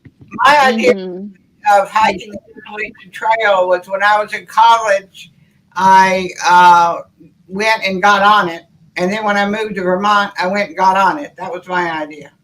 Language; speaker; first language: English; native; English